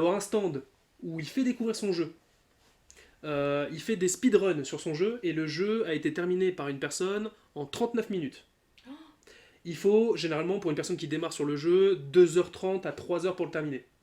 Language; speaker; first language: French; native; French